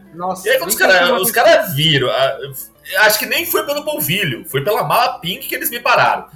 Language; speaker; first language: Portuguese; native; Portuguese